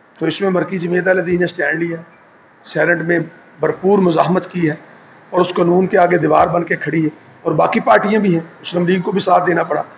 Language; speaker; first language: Urdu; non-native, local second language; Punjabi